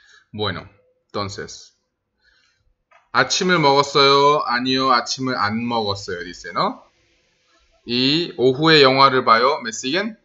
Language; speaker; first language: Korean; non-native, fluent; Spanish